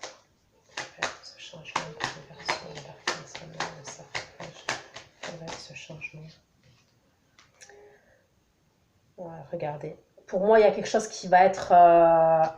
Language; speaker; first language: French; native; French